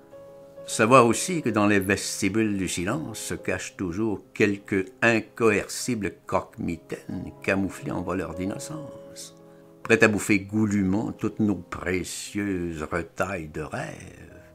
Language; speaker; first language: French; native; French